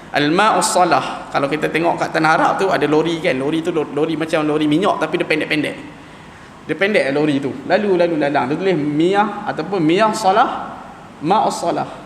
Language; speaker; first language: Malay; native; Malay